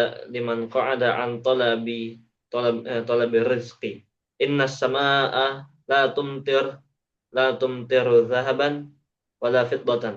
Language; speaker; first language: Arabic; non-native, learner; Indonesian